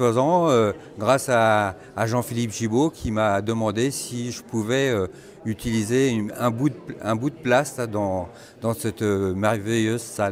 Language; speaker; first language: French; native; French